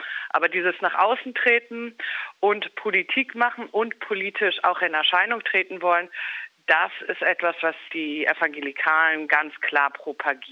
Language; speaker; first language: German; native; German